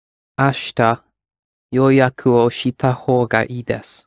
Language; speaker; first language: Japanese; non-native, learner; English